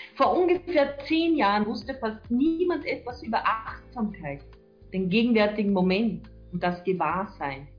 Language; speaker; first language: German; native; German